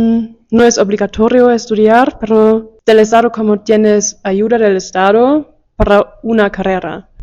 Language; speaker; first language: Spanish; non-native, fluent; German